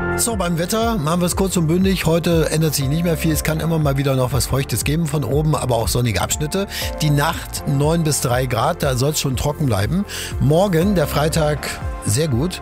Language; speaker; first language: German; native; German